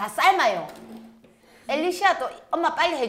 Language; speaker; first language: Korean; native; Korean